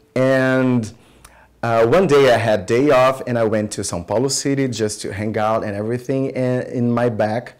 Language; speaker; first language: English; non-native, fluent; Portuguese